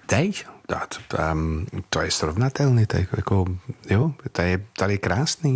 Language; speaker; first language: Czech; non-native, fluent; English